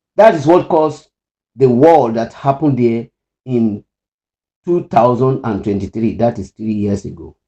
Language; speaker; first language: English; non-native, local second language; Yoruba